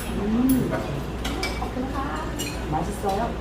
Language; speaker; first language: Korean; native; Korean